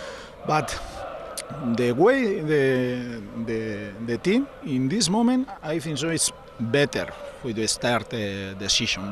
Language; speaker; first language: English; non-native, learner; Spanish